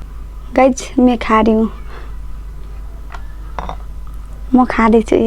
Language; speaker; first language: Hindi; non-native, learner; Nepali